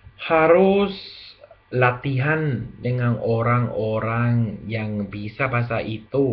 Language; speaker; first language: Indonesian; non-native, learner; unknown